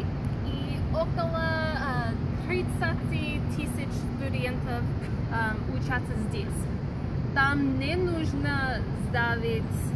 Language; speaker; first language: Russian; non-native, fluent; English